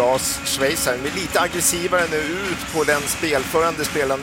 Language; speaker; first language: Swedish; native; Swedish